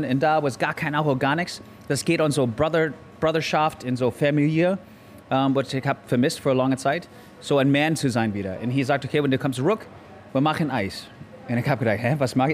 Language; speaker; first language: German; non-native, learner; English